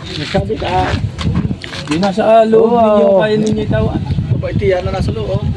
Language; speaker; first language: Filipino; native; Filipino